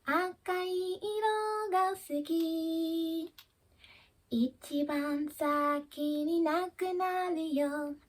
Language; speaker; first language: Japanese; early bilingual, heritage; Japanese